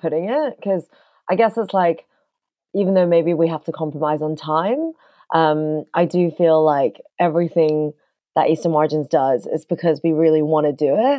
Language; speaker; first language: English; non-native, local second language; Cantonese